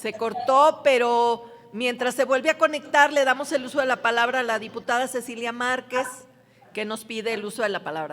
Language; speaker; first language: Spanish; native; Spanish